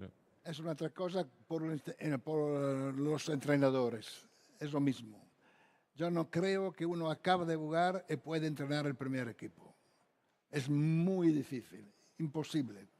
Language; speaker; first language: Spanish; non-native, fluent; Italian